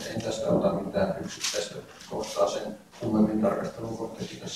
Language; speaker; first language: Finnish; native; Finnish